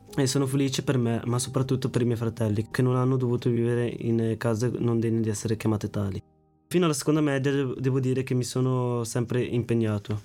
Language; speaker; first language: Italian; early bilingual, other home language; Arabic